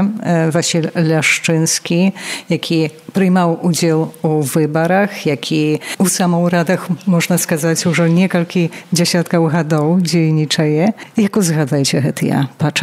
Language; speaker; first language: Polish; non-native, local second language; Belarusian